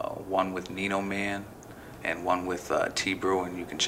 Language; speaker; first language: English; native; English